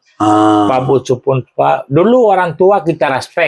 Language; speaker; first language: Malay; non-native, local second language; Tamil